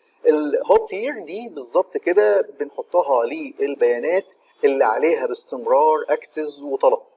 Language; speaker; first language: Arabic; native; Arabic